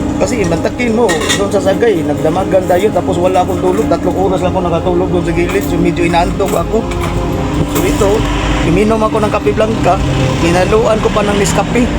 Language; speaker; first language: Filipino; non-native, local second language; Cebuano